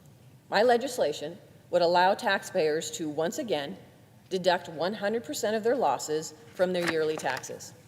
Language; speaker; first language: English; native; English